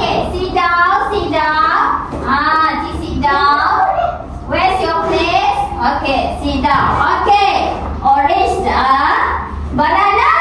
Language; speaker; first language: English; non-native, local second language; Malay